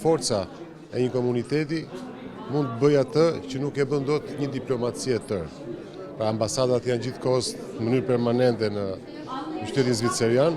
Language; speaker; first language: Albanian; native; Albanian